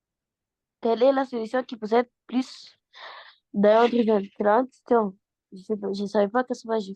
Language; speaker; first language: French; non-native, learner; Arabic